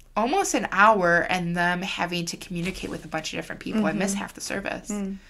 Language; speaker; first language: English; native; English